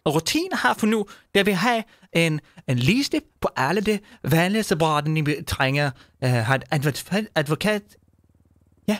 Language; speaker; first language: Danish; non-native, learner; Swedish